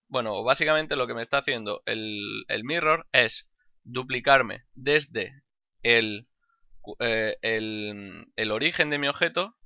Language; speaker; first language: Spanish; native; Spanish